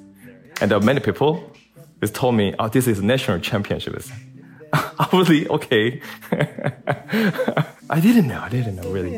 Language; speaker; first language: English; non-native, learner; Korean